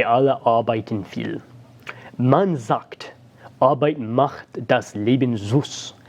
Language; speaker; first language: German; non-native, fluent; English